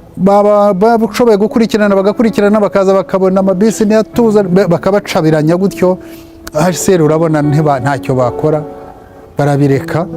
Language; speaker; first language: Kinyarwanda; early bilingual, heritage; Kinyarwanda